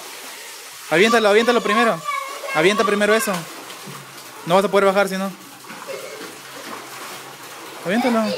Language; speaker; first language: Spanish; native; Spanish